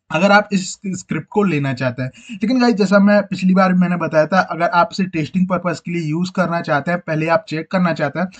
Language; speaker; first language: Hindi; native; Hindi